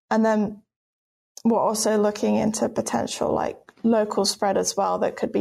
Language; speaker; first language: English; native; English